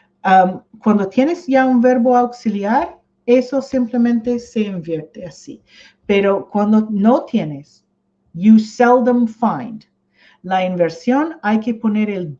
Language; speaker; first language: Spanish; non-native, fluent; English